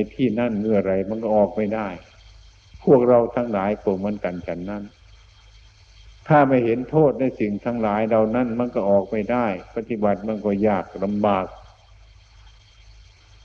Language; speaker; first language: Thai; native; Thai